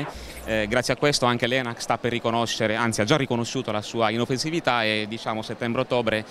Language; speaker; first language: Italian; native; Italian